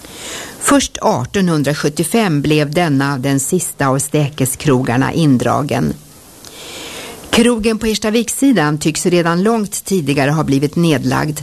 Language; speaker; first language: Swedish; native; Swedish